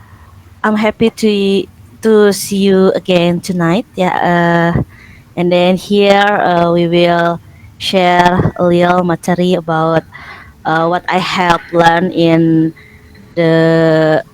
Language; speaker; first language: English; non-native, learner; Indonesian